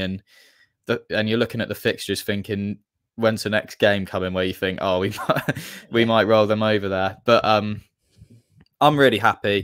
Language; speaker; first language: English; native; English